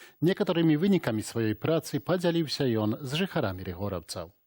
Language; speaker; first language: Belarusian; native; Belarusian